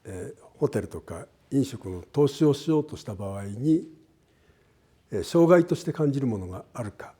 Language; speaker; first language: Japanese; native; Japanese